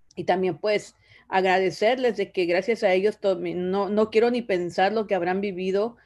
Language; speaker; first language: Spanish; early bilingual, other home language; Zapotec